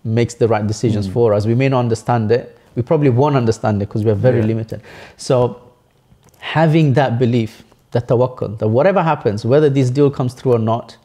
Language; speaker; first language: English; early bilingual, other home language; Bangla